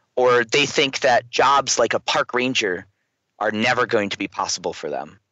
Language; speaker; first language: English; native; English